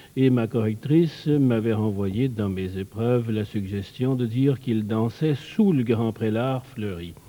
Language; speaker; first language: French; native; French